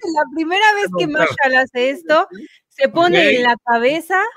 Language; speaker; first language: Spanish; native; Spanish